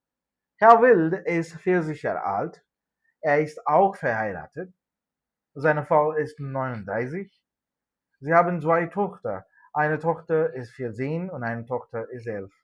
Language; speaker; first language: German; non-native, fluent; Malayalam